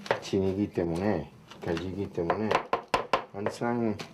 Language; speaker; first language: Korean; non-native, learner; Italian